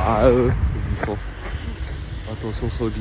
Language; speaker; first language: French; non-native, fluent; German